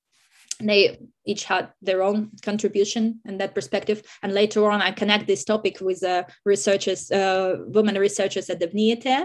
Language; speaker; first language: English; non-native, fluent; Russian